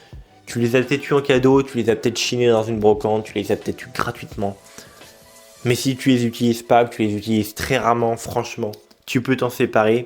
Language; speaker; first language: French; native; French